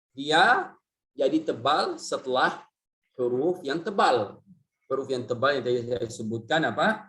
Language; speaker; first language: Indonesian; native; Indonesian